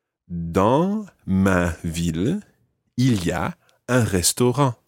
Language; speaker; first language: French; non-native, fluent; English